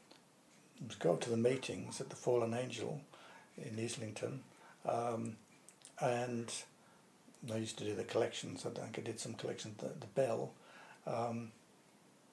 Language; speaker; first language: English; native; English